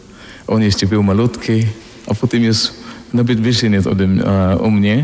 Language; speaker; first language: Polish; non-native, learner; Filipino